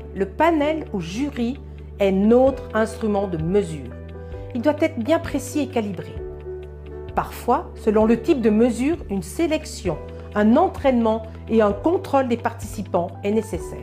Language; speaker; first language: French; native; French